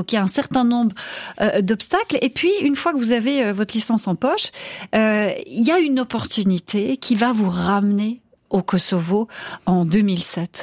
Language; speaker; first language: French; native; French